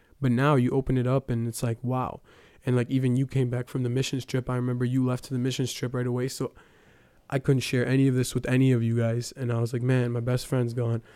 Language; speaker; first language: English; early bilingual, other home language; Ukrainian